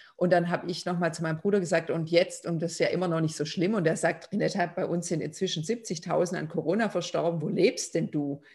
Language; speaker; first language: German; non-native, fluent; Lithuanian